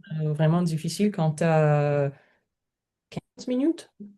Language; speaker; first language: French; non-native, learner; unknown